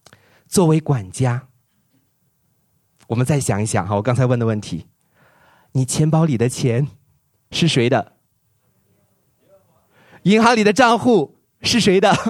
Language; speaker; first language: Chinese; native; Chinese